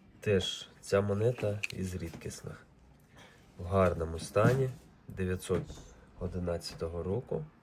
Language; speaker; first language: Ukrainian; native; Ukrainian